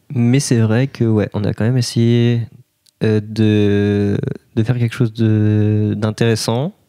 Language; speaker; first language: French; native; French